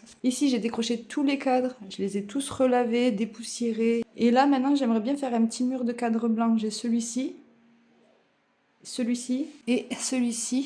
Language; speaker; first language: French; native; French